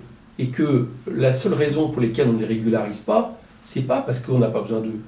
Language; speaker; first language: French; native; French